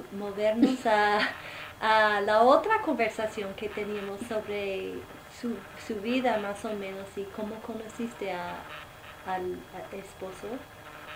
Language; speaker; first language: Spanish; non-native, fluent; English